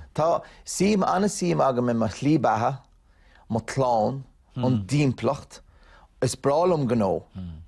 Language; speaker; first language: Irish; non-native, local second language; English